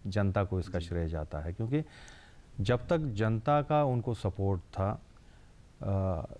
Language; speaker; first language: Hindi; non-native, local second language; Marathi